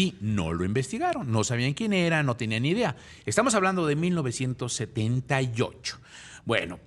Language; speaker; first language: Spanish; native; Spanish